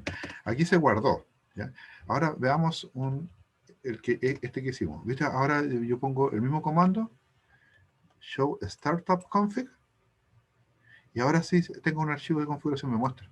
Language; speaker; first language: Spanish; native; Spanish